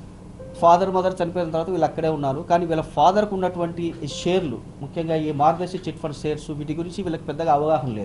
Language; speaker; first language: Telugu; native; Telugu